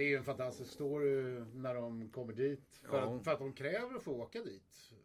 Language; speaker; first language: Swedish; native; Swedish